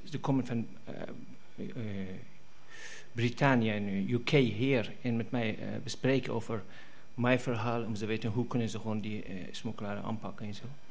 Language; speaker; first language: Dutch; non-native, fluent; Persian